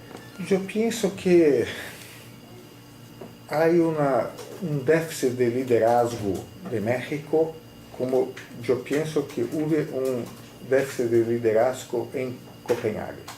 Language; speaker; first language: Spanish; non-native, fluent; Portuguese